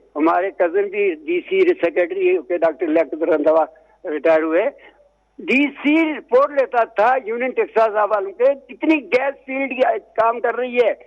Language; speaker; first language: Urdu; non-native, local second language; Sindhi